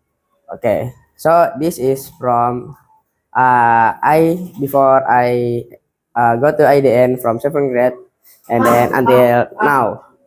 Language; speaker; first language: English; non-native, learner; Indonesian